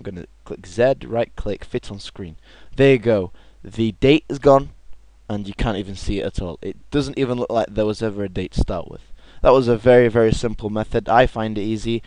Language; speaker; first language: English; native; English